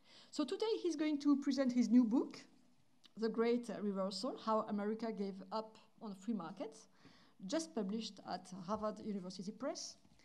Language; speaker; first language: English; non-native, fluent; French